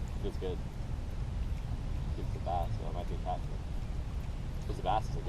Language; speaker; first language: English; native; English